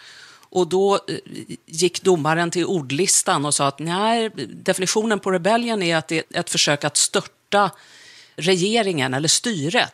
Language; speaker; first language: Swedish; native; Swedish